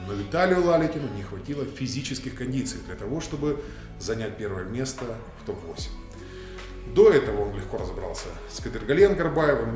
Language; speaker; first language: Russian; native; Russian